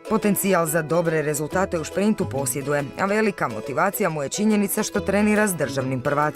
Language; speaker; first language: Croatian; native; Croatian